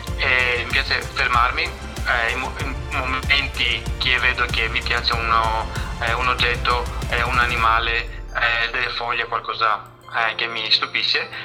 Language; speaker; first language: Italian; non-native, fluent; Greek